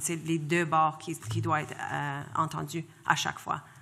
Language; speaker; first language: French; non-native, local second language; English